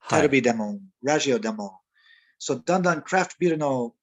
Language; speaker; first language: Japanese; non-native, learner; English